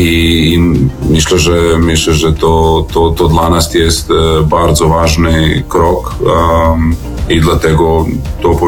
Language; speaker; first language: Polish; non-native, fluent; Serbian